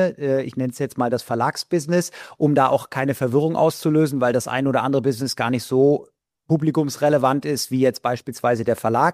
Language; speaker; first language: German; native; German